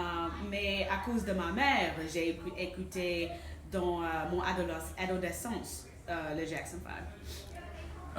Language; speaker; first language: French; non-native, fluent; English